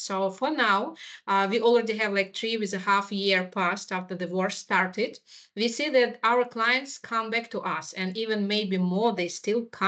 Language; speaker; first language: English; non-native, fluent; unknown